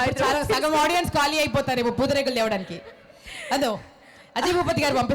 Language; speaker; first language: Telugu; native; Telugu